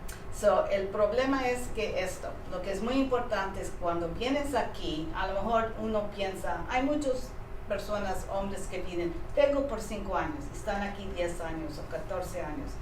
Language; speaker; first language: Spanish; early bilingual, heritage; Spanish